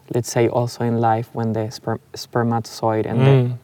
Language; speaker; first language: English; non-native, fluent; Spanish